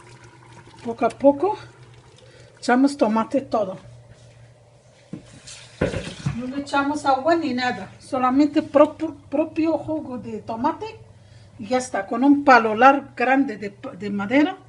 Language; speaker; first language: Spanish; non-native, learner; Arabic